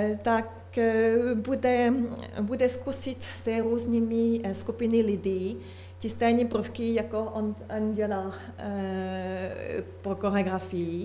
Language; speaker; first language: Czech; non-native, learner; French